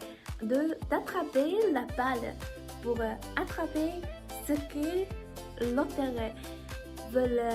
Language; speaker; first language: French; non-native, learner; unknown